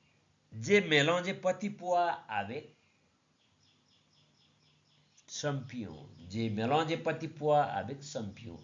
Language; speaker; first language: French; non-native, learner; Nepali